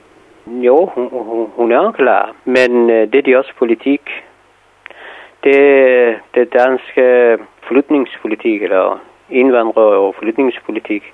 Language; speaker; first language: Danish; non-native, fluent; Persian